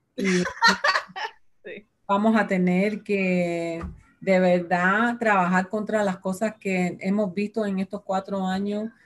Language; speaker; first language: Spanish; early bilingual, heritage; Spanish